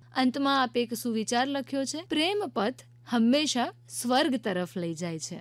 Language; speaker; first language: Gujarati; native; Gujarati